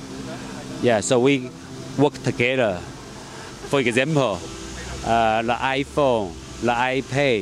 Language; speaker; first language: English; non-native, learner; Chinese